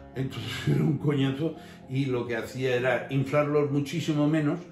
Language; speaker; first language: Spanish; native; Spanish